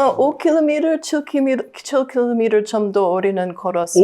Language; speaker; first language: Korean; non-native, learner; English